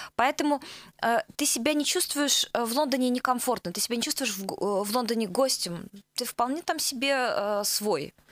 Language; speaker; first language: Russian; native; Russian